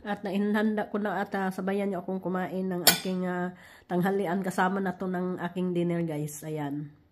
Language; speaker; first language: Filipino; non-native, local second language; Cebuano